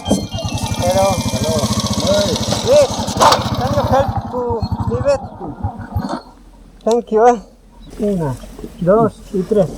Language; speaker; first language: English; non-native, learner; Spanish